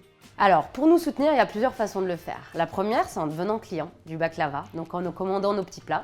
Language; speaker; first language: French; native; French